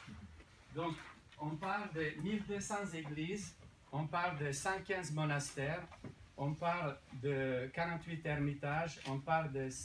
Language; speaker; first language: French; non-native, fluent; Serbian